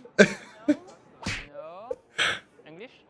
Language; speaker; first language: English; non-native, learner; French